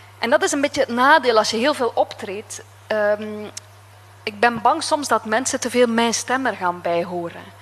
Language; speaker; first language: Dutch; native; Dutch